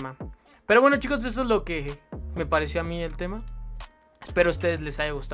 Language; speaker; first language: Spanish; native; Spanish